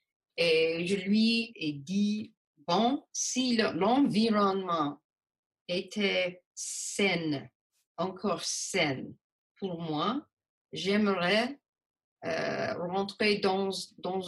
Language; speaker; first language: French; non-native, local second language; English